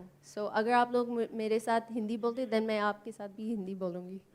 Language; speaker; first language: Hindi; early bilingual, heritage; English